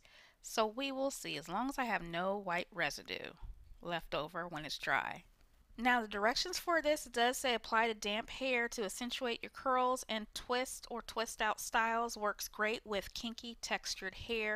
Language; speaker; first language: English; native; English